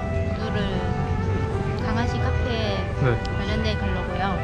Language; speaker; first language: Korean; non-native, learner; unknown